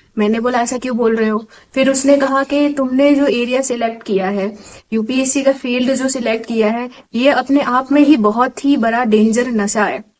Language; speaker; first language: Hindi; non-native, local second language; Assamese